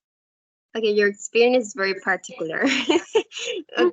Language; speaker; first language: English; non-native, learner; Spanish